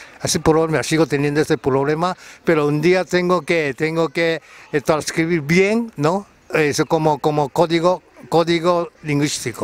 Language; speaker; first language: Spanish; non-native, fluent; Japanese